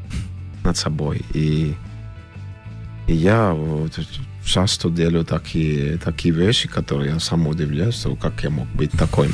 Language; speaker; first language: Russian; non-native, fluent; Finnish